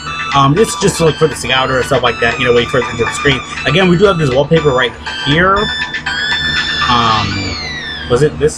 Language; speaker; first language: English; native; English